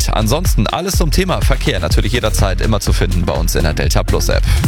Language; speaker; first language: German; native; German